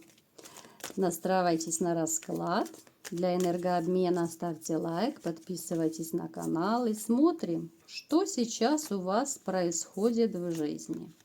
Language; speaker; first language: Russian; native; Russian